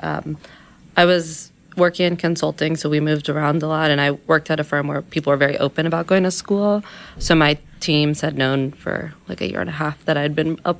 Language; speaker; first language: English; native; English